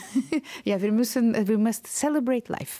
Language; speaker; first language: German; non-native, fluent; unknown